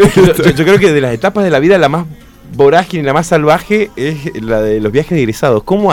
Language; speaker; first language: Spanish; native; Spanish